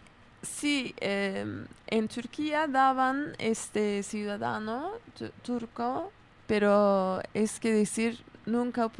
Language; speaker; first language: Spanish; non-native, fluent; Kurdish